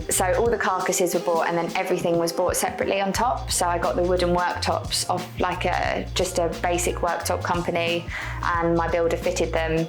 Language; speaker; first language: English; native; English